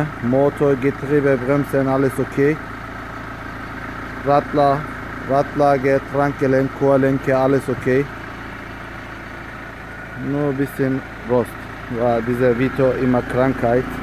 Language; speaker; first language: German; non-native, learner; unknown